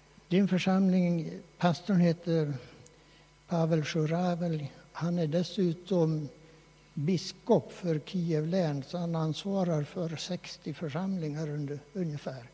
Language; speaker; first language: Swedish; native; Swedish